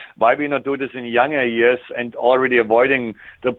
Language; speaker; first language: English; non-native, fluent; German